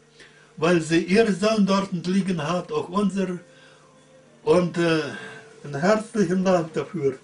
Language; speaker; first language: German; early bilingual, heritage; German